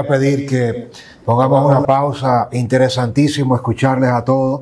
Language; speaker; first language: Spanish; native; Spanish